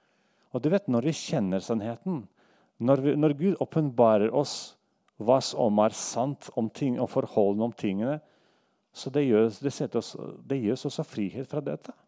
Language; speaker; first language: Norwegian; non-native, fluent; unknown